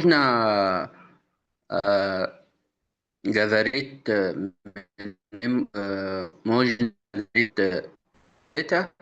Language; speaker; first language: Russian; non-native, learner; Arabic